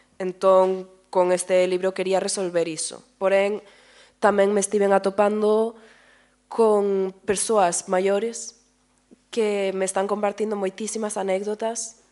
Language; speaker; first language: Galician; native; Galician